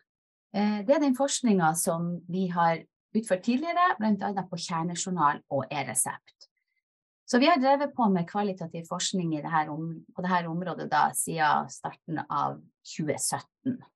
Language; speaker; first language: Norwegian; native; Norwegian